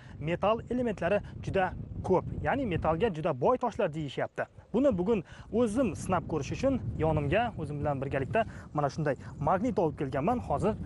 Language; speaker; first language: Uzbek; native; Uzbek